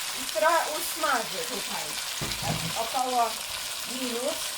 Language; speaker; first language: Polish; non-native, learner; Chinese